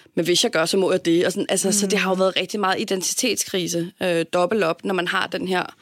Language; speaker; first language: Danish; native; Danish